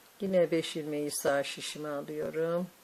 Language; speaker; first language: Turkish; native; Turkish